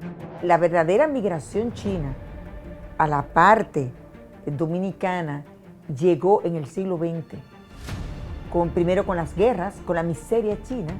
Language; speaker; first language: Spanish; early bilingual, other home language; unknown